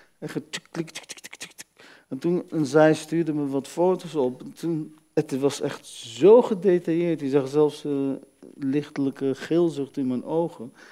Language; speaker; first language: Dutch; early bilingual, other home language; Arabic